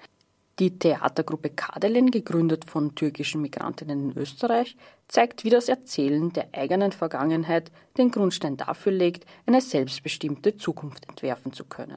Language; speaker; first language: German; native; German